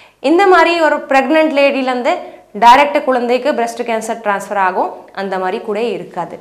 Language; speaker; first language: Tamil; non-native, fluent; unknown